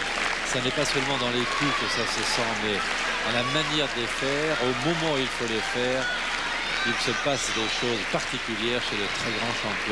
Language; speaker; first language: French; native; French